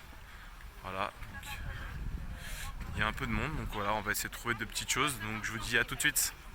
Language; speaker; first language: French; native; French